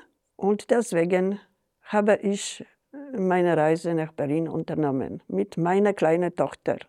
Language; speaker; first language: German; non-native, fluent; Polish